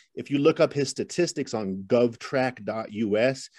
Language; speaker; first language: English; native; English